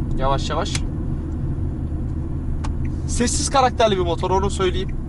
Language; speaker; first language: Turkish; native; Turkish